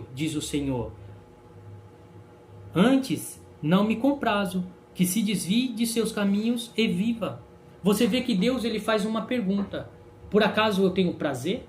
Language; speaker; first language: Portuguese; native; Portuguese